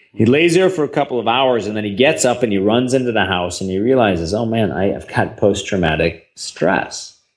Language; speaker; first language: English; native; English